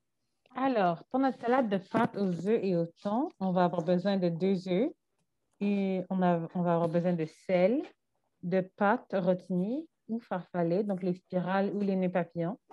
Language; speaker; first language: French; native; French